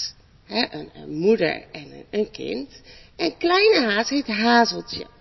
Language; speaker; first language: Dutch; native; Dutch